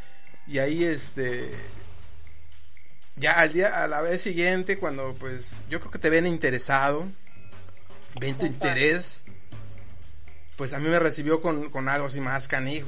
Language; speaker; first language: Spanish; native; Spanish